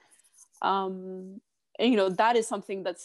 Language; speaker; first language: English; non-native, fluent; Swedish